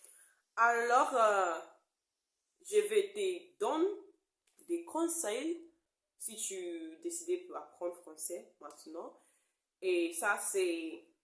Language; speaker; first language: French; non-native, learner; English